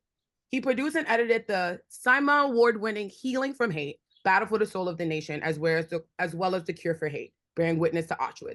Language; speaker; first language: English; native; English